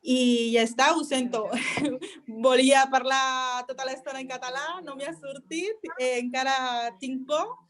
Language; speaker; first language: Catalan; non-native, local second language; Spanish